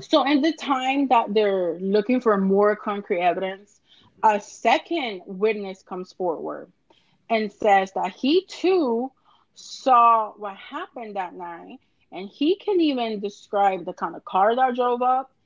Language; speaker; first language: English; native; English